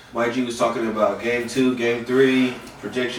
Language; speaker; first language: English; native; English